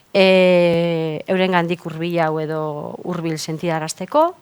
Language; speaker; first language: Basque; native; Basque